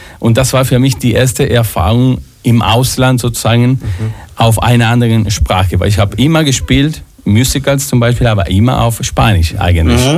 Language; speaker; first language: German; non-native, fluent; Spanish